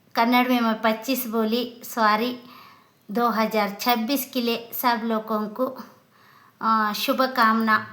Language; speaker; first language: Hindi; non-native, local second language; Kannada